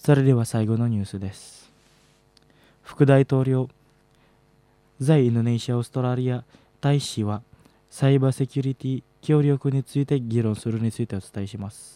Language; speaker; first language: Japanese; non-native, fluent; Indonesian